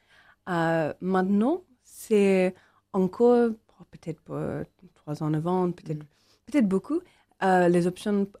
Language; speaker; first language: French; non-native, learner; English